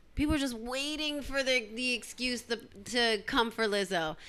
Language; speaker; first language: English; early bilingual, other home language; Tigrinya